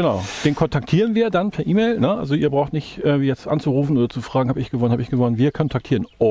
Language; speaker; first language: German; native; German